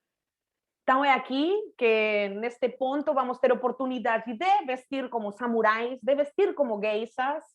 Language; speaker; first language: Portuguese; non-native, fluent; Spanish